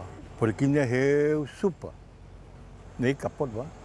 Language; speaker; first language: Dutch; non-native, learner; Cantonese